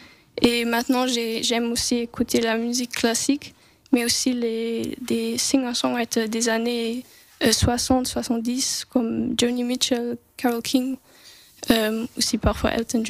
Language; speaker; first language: French; non-native, local second language; English